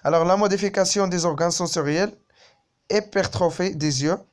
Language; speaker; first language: French; non-native, local second language; Arabic